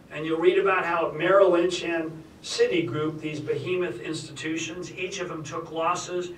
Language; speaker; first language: English; native; English